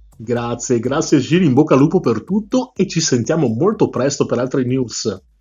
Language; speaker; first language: Italian; native; Italian